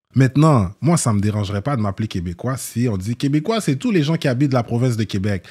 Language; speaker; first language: French; early bilingual, other home language; Haitian Creole